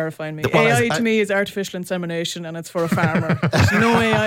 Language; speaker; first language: English; native; English